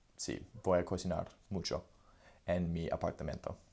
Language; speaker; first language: Spanish; non-native, learner; English